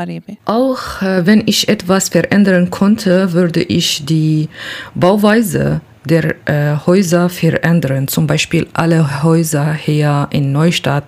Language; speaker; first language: German; non-native, learner; Kurdish